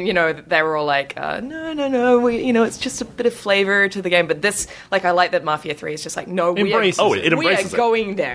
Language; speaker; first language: English; native; English